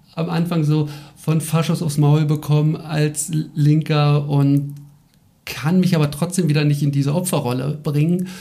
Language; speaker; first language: German; native; German